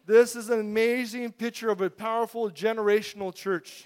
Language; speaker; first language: English; native; English